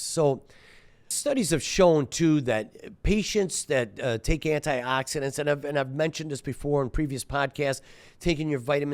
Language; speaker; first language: English; native; English